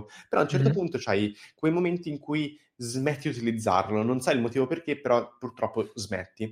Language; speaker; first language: Italian; native; Italian